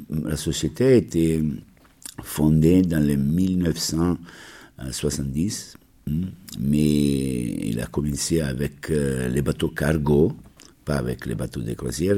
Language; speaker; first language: French; non-native, learner; Italian